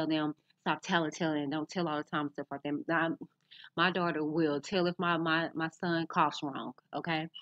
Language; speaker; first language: English; native; English